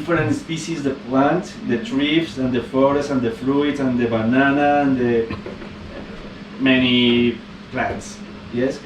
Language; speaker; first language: English; non-native, learner; Spanish